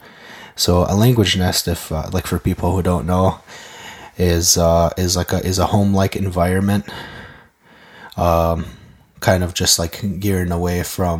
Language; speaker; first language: English; non-native, fluent; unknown